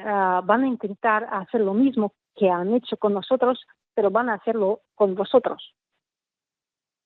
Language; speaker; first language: Spanish; non-native, fluent; Russian